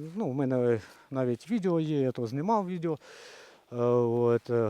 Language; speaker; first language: Ukrainian; native; Ukrainian